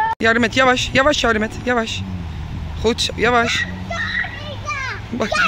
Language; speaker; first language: Turkish; non-native, learner; Dutch